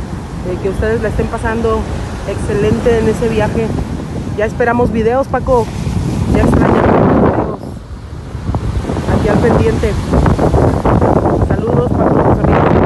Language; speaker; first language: Spanish; native; Spanish